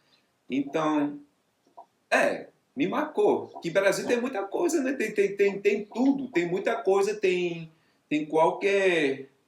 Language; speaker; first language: Portuguese; non-native, fluent; English